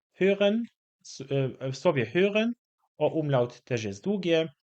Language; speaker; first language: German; non-native, fluent; Polish